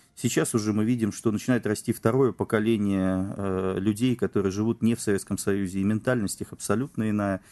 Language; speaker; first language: Russian; native; Russian